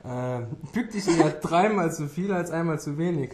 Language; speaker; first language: German; native; German